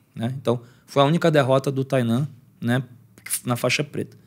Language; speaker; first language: Portuguese; native; Portuguese